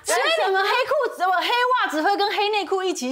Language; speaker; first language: Chinese; native; Chinese